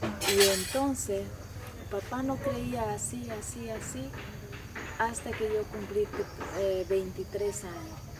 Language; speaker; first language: Spanish; non-native, local second language; Shipibo-Conibo